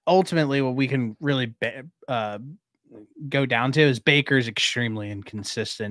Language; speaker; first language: English; native; English